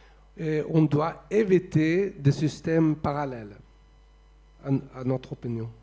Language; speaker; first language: French; non-native, fluent; Swedish